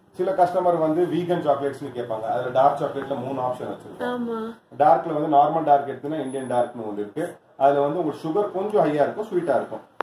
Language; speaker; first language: Tamil; non-native, local second language; Kashmiri